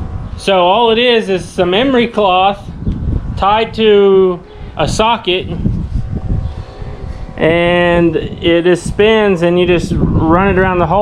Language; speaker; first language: English; native; English